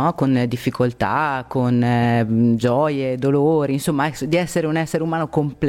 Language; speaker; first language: Italian; native; Italian